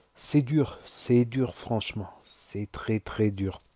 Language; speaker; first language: French; native; French